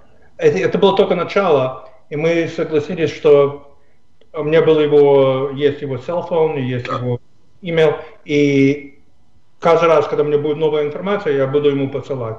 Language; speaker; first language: Russian; non-native, fluent; English